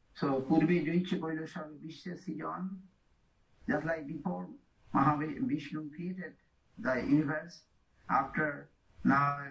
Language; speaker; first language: English; non-native, local second language; Bangla